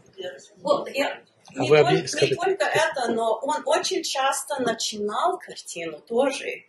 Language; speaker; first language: Russian; early bilingual, heritage; Russian